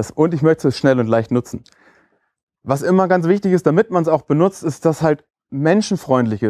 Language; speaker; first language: German; native; German